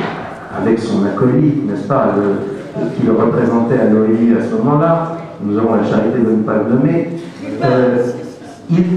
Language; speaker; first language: French; native; French